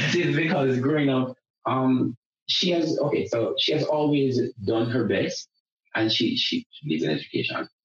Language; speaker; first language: English; non-native, local second language; Jamaican Creole English